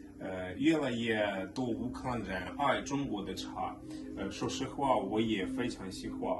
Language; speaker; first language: Chinese; non-native, learner; Ukrainian